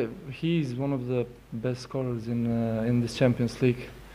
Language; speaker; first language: English; non-native, fluent; Turkish